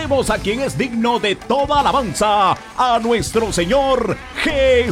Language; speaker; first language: Spanish; native; Spanish